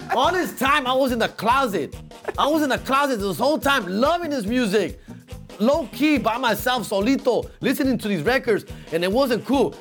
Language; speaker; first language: English; early bilingual, other home language; Spanish